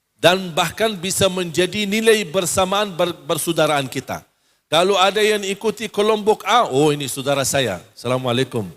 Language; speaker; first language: Malay; non-native, fluent; Arabic